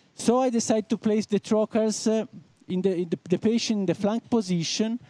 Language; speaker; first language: English; non-native, fluent; Italian